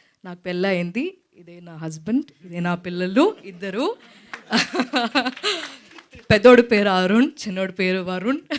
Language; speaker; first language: Telugu; non-native, fluent; Malayalam